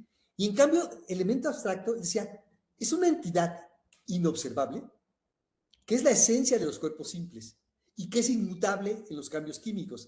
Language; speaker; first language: Spanish; native; Spanish